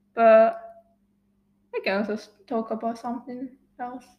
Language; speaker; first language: English; non-native, fluent; Japanese